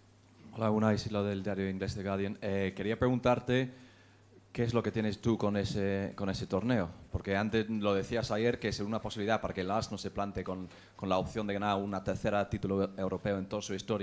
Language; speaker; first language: Spanish; non-native, fluent; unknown